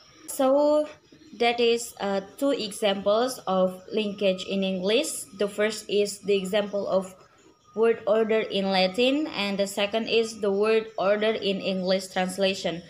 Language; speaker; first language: English; non-native, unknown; Indonesian